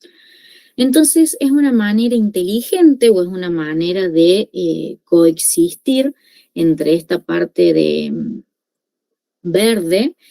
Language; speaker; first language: Spanish; native; Spanish